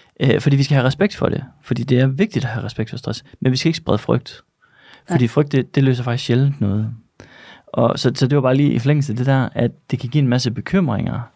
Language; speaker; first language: Danish; native; Danish